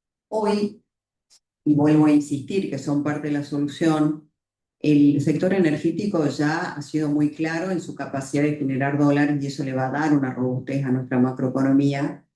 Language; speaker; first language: Spanish; native; Spanish